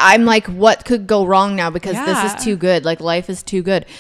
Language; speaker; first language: English; native; English